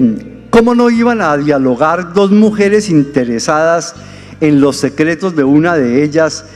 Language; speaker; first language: Spanish; native; Spanish